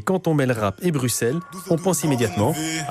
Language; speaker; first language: French; native; French